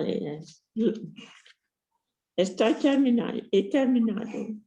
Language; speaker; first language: Spanish; non-native, fluent; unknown